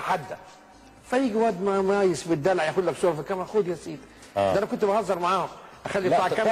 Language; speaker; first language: Arabic; native; Arabic